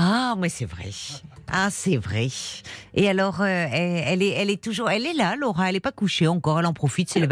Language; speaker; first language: French; native; French